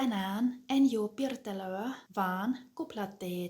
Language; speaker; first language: Finnish; non-native, fluent; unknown